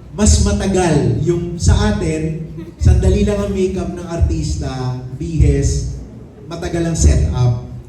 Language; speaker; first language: Filipino; native; Filipino